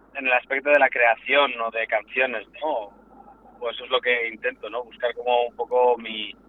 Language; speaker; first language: Spanish; native; Spanish